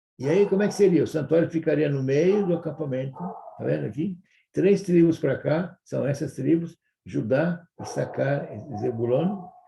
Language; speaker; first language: Portuguese; non-native, fluent; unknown